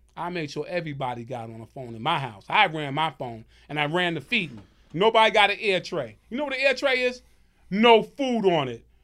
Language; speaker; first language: English; native; English